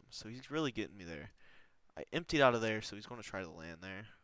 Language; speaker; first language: English; native; English